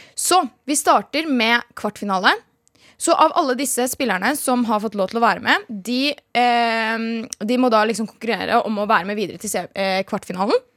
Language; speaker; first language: Norwegian; native; Norwegian